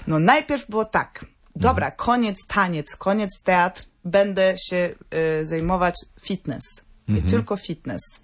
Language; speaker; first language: Polish; non-native, fluent; Norwegian